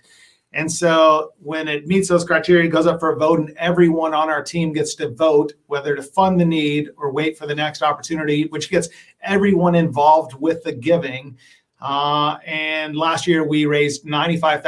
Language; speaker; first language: English; native; English